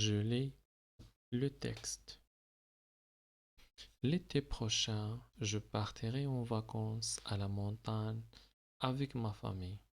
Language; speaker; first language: French; non-native, local second language; Arabic